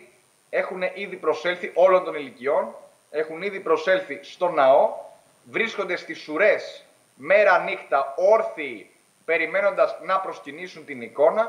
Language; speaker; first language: Greek; native; Greek